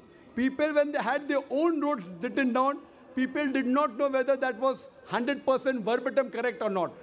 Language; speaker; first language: English; non-native, local second language; Urdu